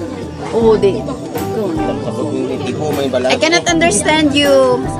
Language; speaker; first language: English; non-native, local second language; Cebuano